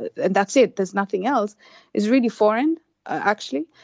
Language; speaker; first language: English; non-native, local second language; Swahili